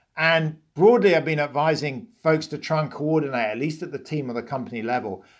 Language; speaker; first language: English; native; English